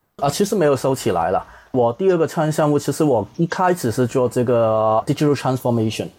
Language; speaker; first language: Chinese; non-native, fluent; Cantonese